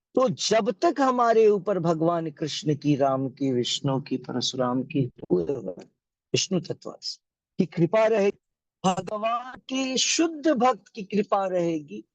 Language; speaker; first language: Hindi; native; Hindi